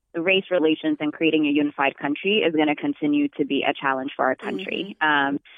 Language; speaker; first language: English; non-native, fluent; Amharic